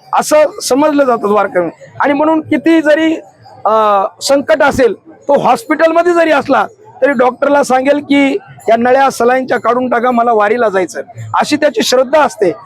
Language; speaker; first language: Marathi; native; Marathi